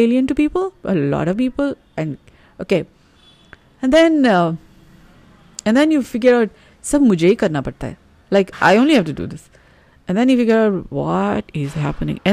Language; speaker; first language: English; non-native, local second language; Malayalam